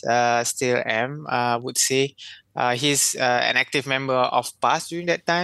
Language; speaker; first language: English; non-native, local second language; Malay